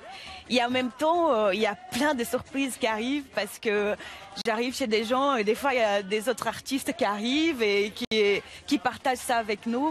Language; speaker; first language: French; non-native, fluent; Portuguese